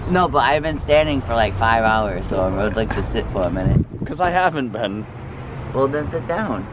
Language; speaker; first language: English; native; English